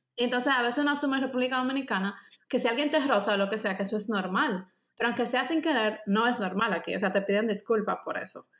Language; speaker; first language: Spanish; native; Spanish